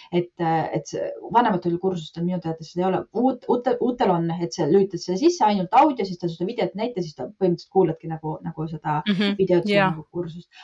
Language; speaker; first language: Estonian; non-native, local second language; Russian